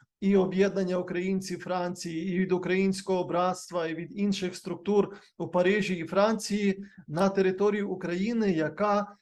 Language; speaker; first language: Ukrainian; native; Ukrainian